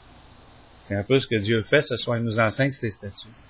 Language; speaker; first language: French; native; French